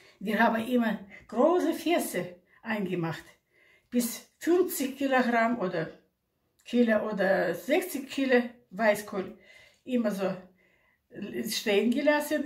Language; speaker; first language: German; non-native, local second language; Russian